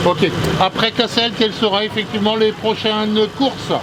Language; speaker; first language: French; native; French